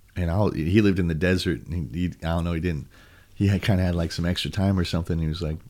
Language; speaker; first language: English; native; English